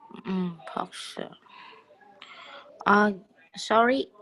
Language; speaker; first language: English; non-native, learner; Vietnamese